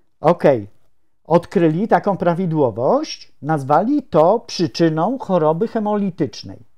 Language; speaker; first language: Polish; native; Polish